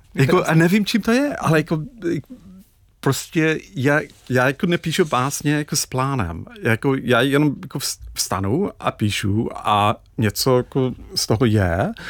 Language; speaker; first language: Czech; non-native, fluent; English